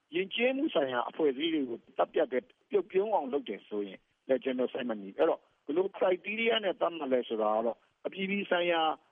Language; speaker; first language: Burmese; native; Burmese